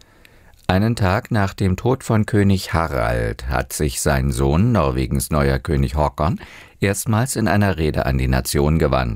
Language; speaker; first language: German; native; German